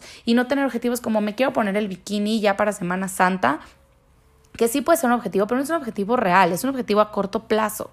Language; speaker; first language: Spanish; native; Spanish